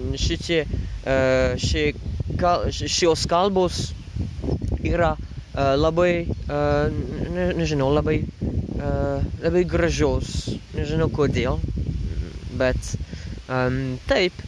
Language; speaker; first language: Lithuanian; non-native, learner; French